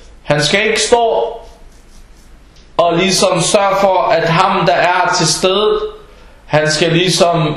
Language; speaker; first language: Danish; non-native, fluent; Arabic